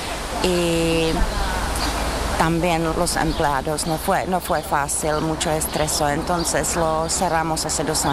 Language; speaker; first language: Spanish; non-native, learner; Czech